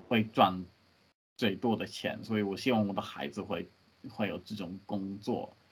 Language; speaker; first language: Chinese; non-native, learner; English